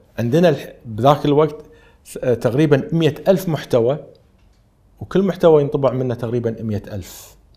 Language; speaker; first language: Arabic; native; Arabic